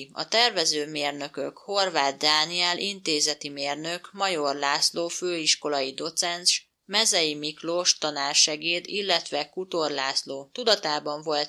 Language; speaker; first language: Hungarian; native; Hungarian